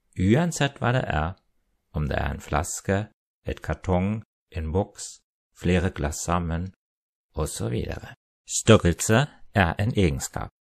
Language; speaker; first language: Norwegian; non-native, fluent; German